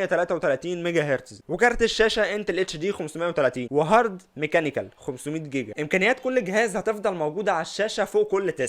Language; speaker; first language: Arabic; native; Arabic